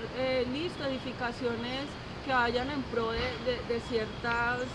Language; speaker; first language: Spanish; native; Spanish